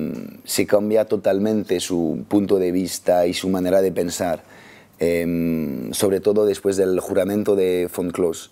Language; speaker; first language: Spanish; non-native, fluent; French